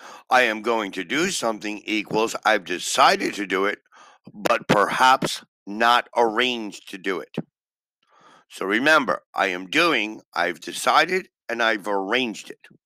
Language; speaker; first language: English; native; English